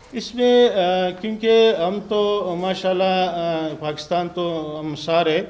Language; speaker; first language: Urdu; non-native, local second language; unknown